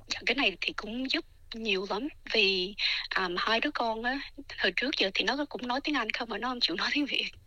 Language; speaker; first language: Vietnamese; early bilingual, heritage; Vietnamese